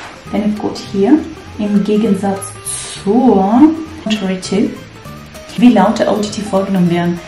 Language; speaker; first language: German; non-native, fluent; Russian